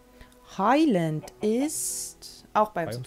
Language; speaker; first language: German; native; German